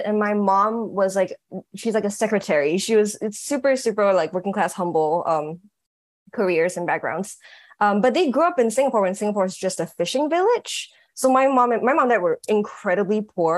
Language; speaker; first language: English; native; English